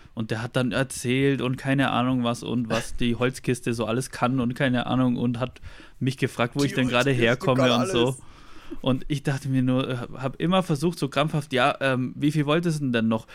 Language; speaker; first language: German; native; German